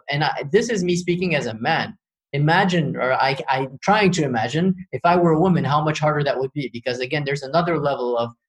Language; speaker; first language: English; early bilingual, other home language; Arabic